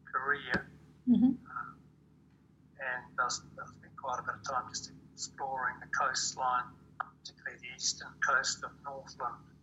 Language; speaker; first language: English; native; English